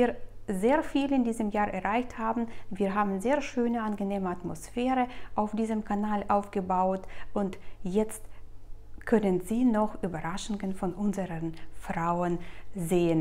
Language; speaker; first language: German; non-native, fluent; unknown